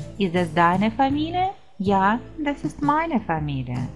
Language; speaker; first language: German; non-native, fluent; Ukrainian